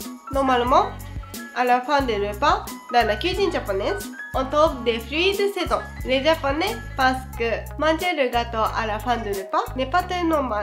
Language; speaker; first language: French; non-native, fluent; Japanese